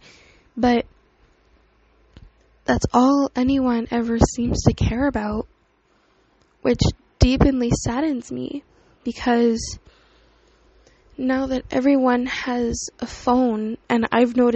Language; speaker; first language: English; native; English